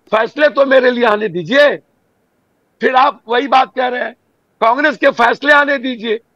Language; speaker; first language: Hindi; native; Hindi